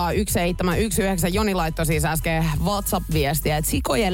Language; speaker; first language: Finnish; native; Finnish